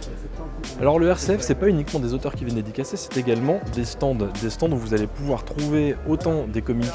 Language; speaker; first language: French; native; French